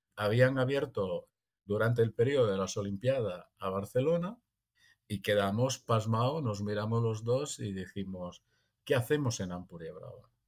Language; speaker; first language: Spanish; non-native, fluent; Italian